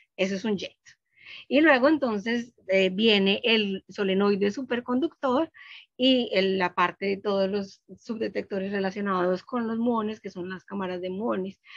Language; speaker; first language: Spanish; native; Spanish